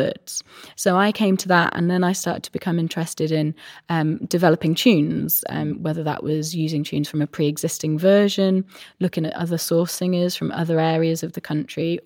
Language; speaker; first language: English; native; English